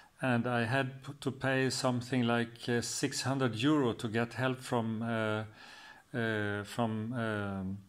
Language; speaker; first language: English; non-native, fluent; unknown